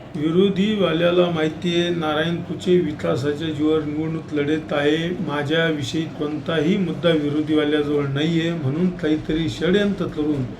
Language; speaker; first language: Marathi; native; Marathi